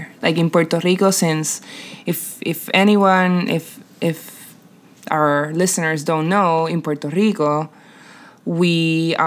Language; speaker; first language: English; non-native, fluent; Spanish